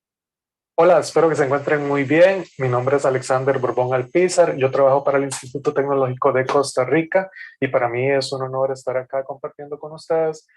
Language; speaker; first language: Spanish; native; Spanish